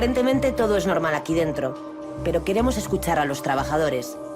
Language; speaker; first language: Spanish; native; Spanish